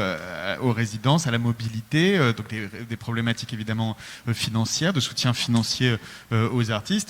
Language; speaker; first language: French; native; French